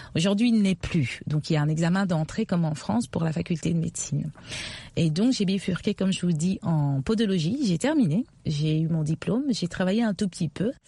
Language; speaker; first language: French; non-native, local second language; Lingala